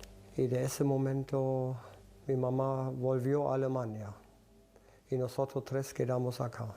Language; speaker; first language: Spanish; early bilingual, other home language; German